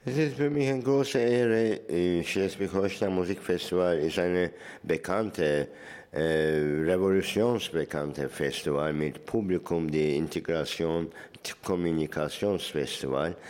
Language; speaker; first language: German; non-native, fluent; Turkish